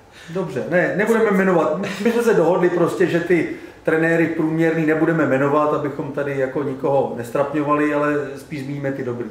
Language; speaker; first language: Czech; native; Czech